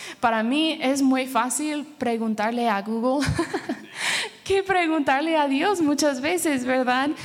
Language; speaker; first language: Spanish; early bilingual, heritage; Spanish